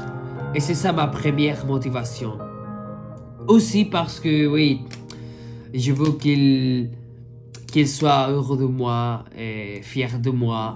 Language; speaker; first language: French; non-native, fluent; Spanish